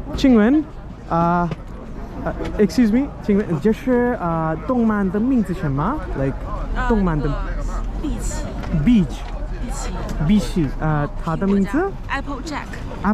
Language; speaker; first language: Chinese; non-native, learner; Hindi